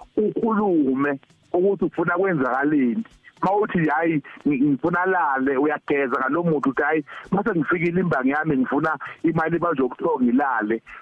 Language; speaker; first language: Zulu; native; Zulu